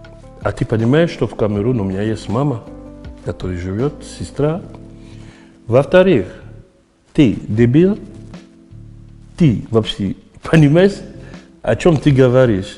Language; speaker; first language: Russian; non-native, fluent; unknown